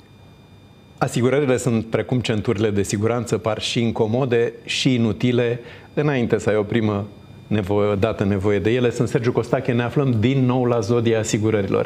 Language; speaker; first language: Romanian; native; Romanian